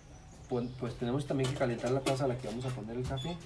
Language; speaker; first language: Spanish; native; Spanish